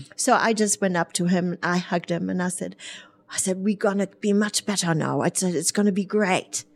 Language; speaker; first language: English; non-native, fluent; German